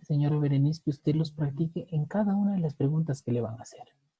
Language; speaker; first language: Spanish; native; Spanish